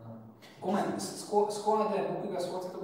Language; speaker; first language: Japanese; non-native, learner; Hungarian